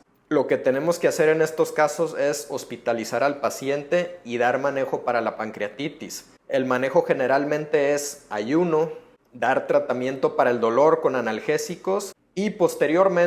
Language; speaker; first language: Spanish; native; Spanish